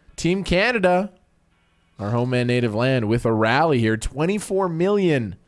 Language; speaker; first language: English; native; English